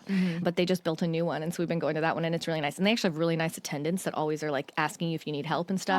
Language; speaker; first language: English; native; English